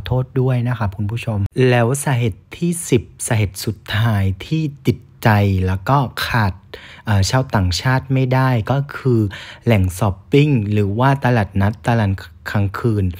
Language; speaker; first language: Thai; non-native, fluent; Vietnamese